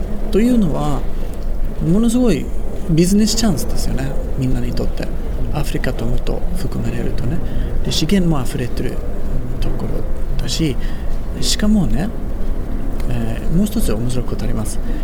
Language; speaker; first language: Japanese; non-native, fluent; Swedish